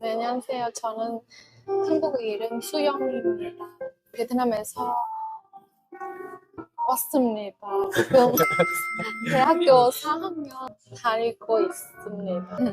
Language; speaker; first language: Korean; non-native, learner; Vietnamese